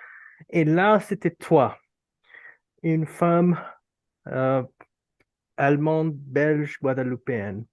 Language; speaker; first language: French; non-native, fluent; Urdu